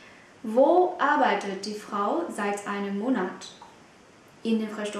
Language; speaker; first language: German; non-native, fluent; Vietnamese